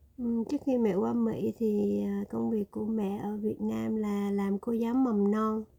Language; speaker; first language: Vietnamese; native; Vietnamese